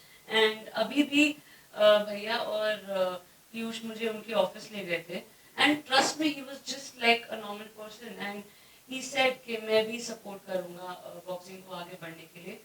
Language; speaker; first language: Hindi; native; Hindi